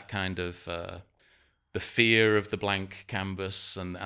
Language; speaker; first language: English; native; English